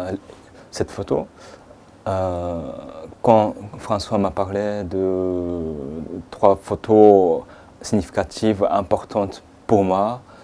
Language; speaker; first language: French; non-native, fluent; Japanese